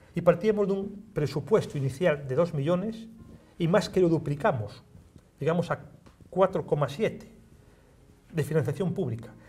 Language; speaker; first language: Spanish; native; Spanish